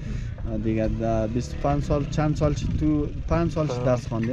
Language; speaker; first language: Persian; native; Persian